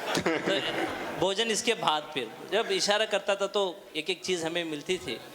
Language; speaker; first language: Hindi; non-native, local second language; Kannada